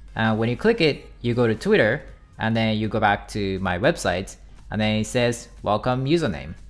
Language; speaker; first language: English; non-native, fluent; Japanese